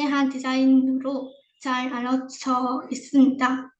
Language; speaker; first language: Korean; non-native, fluent; Vietnamese